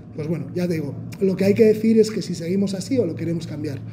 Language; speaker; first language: Spanish; non-native, local second language; Basque